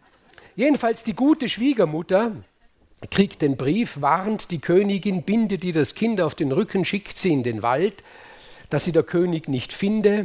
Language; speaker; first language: German; native; German